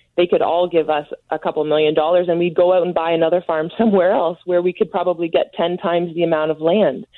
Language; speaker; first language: English; native; English